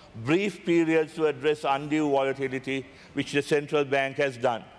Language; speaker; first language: English; non-native, local second language; Sinhala